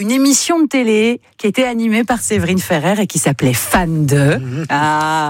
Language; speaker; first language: French; native; French